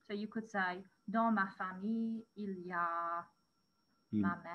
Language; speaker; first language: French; non-native, fluent; English